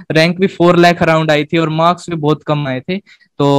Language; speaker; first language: Hindi; native; Hindi